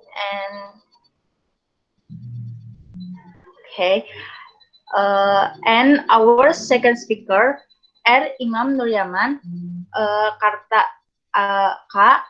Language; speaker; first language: English; non-native, learner; Indonesian